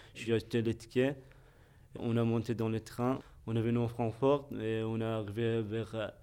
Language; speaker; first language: French; non-native, fluent; Persian